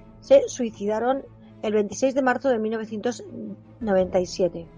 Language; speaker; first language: Spanish; native; Spanish